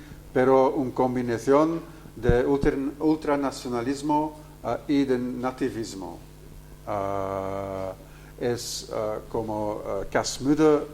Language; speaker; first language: Spanish; non-native, fluent; Dutch